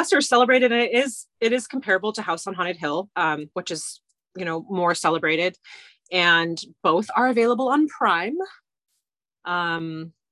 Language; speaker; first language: English; native; English